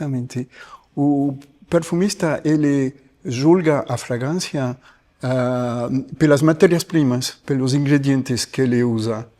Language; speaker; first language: Portuguese; non-native, fluent; French